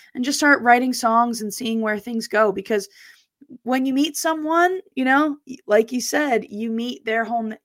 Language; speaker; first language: English; native; English